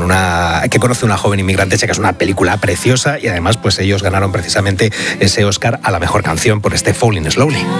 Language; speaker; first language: Spanish; native; Spanish